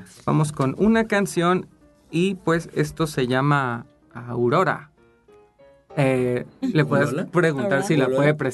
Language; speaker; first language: Spanish; native; Spanish